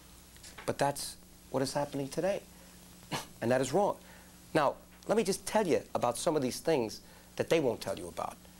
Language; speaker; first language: English; native; English